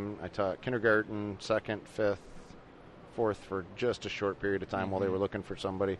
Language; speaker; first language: English; native; English